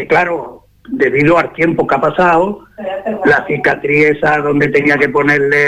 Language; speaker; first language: Spanish; native; Spanish